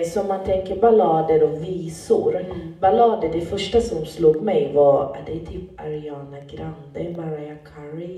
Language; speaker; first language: Swedish; native; Swedish